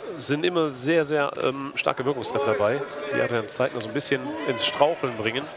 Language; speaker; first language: German; native; German